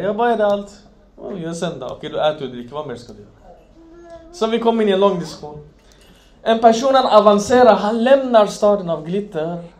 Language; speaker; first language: Swedish; non-native, fluent; Arabic